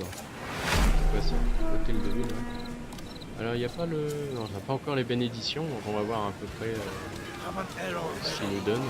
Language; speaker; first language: French; native; French